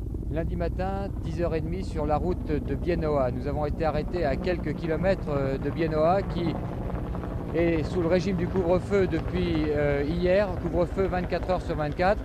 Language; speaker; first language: French; native; French